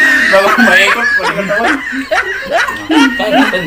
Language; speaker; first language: Filipino; non-native, local second language; Cebuano